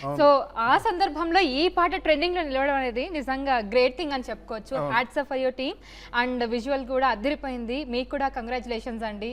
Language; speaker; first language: Telugu; native; Telugu